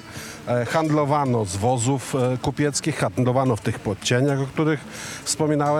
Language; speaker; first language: Polish; native; Polish